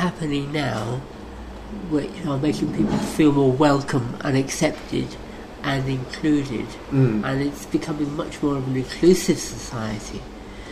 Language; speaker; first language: English; native; English